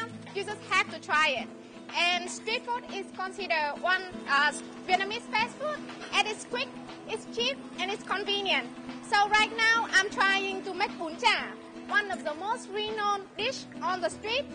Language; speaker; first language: English; non-native, fluent; Vietnamese